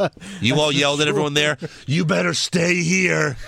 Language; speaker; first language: English; early bilingual, other home language; Italian